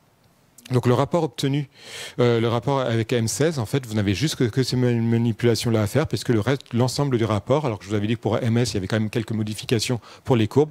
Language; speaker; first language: French; native; French